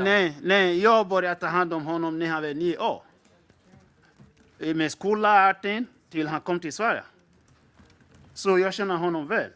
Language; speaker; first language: Swedish; non-native, fluent; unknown